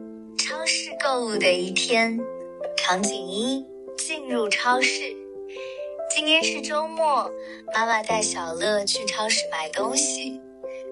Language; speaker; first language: Chinese; native; Chinese